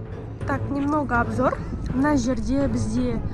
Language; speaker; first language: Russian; non-native, local second language; Kazakh